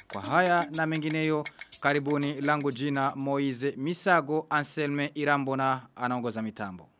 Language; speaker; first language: Swahili; non-native, local second language; Rundi